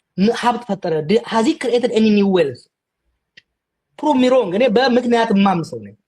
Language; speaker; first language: Amharic; non-native, local second language; Oromo